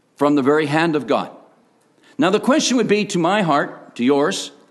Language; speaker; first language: English; native; English